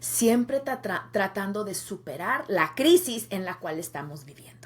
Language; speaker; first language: Spanish; early bilingual, heritage; Spanish